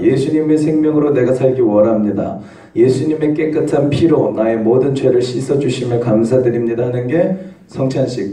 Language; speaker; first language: Korean; native; Korean